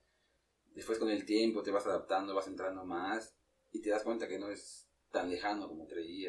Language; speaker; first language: Spanish; native; Spanish